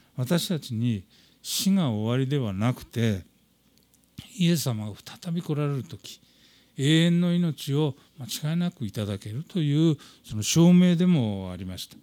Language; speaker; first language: Japanese; native; Japanese